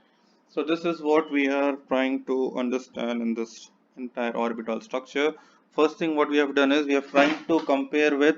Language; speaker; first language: English; non-native, local second language; Hindi